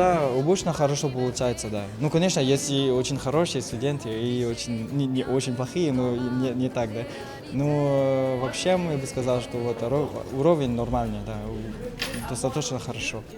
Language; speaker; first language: Russian; non-native, learner; French